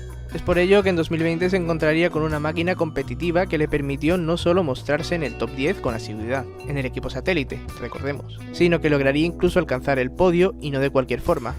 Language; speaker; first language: Spanish; native; Spanish